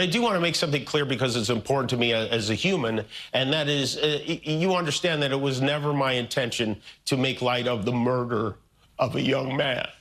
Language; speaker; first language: English; native; English